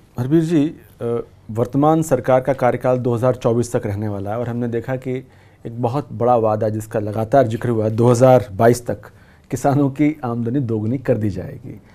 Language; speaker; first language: Hindi; native; Hindi